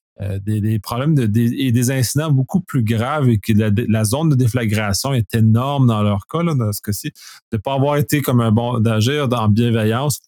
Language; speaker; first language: French; native; French